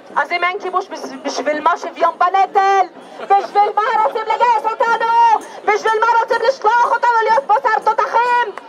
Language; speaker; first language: Hebrew; non-native, local second language; Arabic